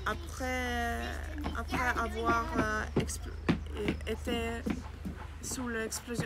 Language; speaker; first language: French; non-native, learner; Ukrainian